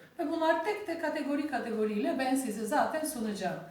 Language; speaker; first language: Turkish; non-native, learner; Albanian